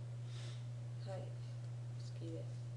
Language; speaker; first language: Japanese; non-native, learner; English